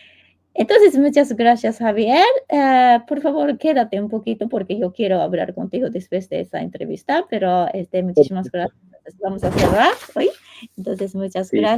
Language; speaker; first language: Spanish; non-native, fluent; Japanese